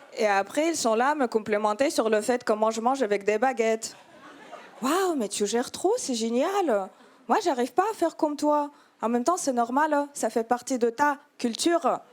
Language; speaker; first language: French; non-native, fluent; Russian